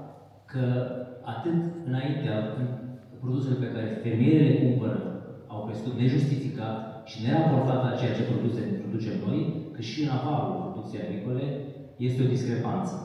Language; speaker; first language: Romanian; native; Romanian